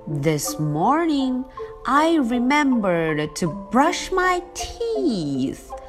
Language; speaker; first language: English; non-native, fluent; Chinese